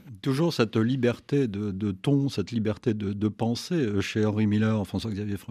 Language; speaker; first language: French; native; French